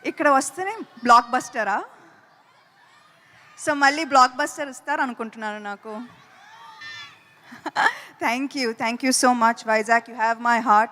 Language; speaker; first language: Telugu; non-native, fluent; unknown